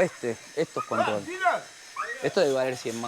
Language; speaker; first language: Spanish; native; Spanish